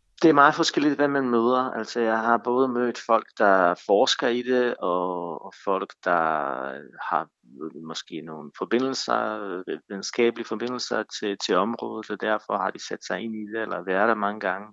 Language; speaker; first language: Danish; non-native, fluent; Bosnian